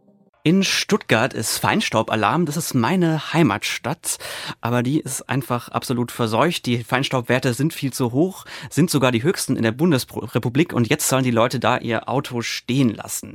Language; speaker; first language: German; native; German